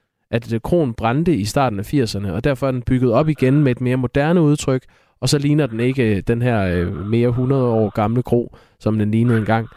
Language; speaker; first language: Danish; native; Danish